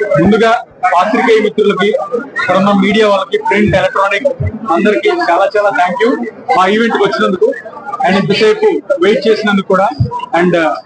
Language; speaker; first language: Telugu; native; Telugu